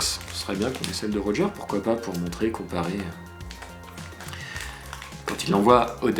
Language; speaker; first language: French; native; French